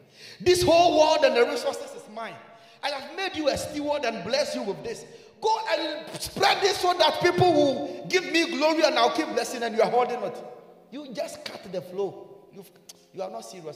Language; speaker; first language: English; non-native, local second language; Akan